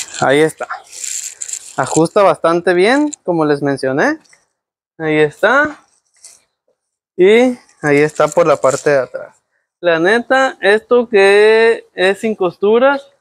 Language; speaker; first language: Spanish; native; Spanish